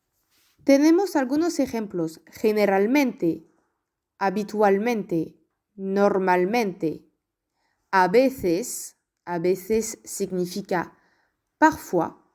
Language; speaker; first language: Spanish; non-native, fluent; French